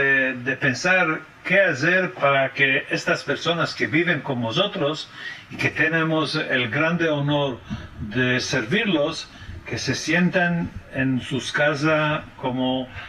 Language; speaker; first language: Spanish; early bilingual, heritage; French